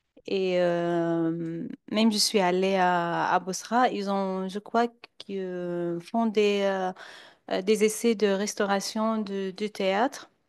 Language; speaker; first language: French; non-native, fluent; Arabic